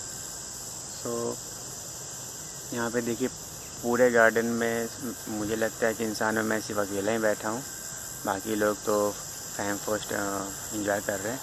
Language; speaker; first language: Hindi; native; Hindi